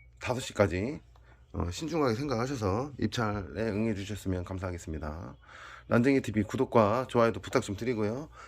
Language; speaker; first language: Korean; native; Korean